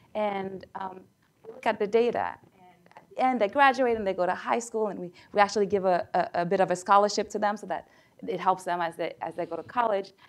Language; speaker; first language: English; early bilingual, other home language; Haitian Creole